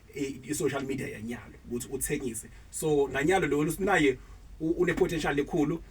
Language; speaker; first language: Zulu; non-native, local second language; Swati